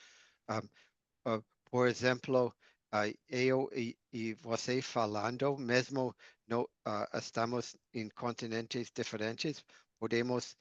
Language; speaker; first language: Portuguese; non-native, learner; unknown